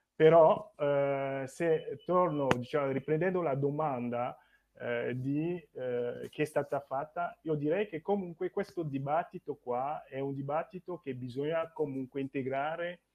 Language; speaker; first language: Italian; non-native, fluent; French